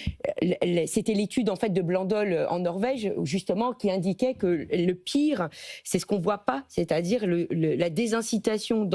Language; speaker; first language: French; native; French